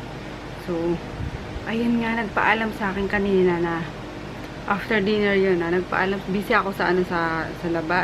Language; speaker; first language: Filipino; native; Filipino